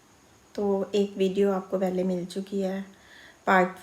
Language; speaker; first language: Hindi; native; Hindi